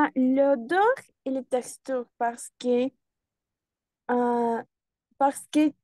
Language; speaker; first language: French; non-native, learner; Spanish